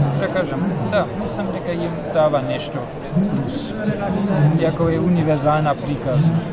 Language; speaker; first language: Macedonian; non-native, fluent; German